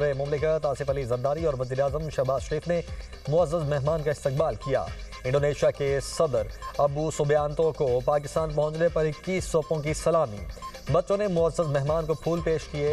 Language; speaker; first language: Urdu; native; Urdu